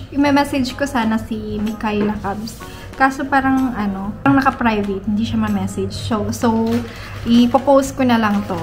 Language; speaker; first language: Filipino; native; Filipino